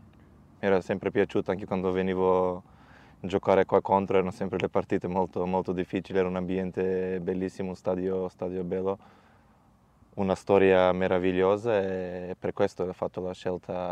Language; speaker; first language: Italian; non-native, fluent; Macedonian